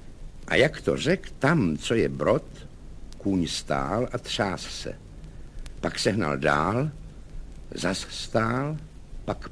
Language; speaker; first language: Czech; native; Czech